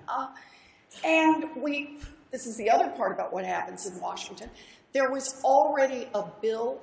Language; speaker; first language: English; native; English